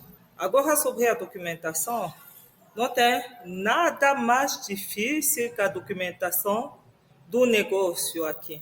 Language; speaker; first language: Portuguese; non-native, fluent; French